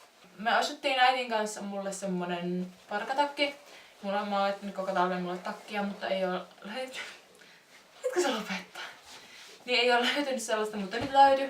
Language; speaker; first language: Finnish; native; Finnish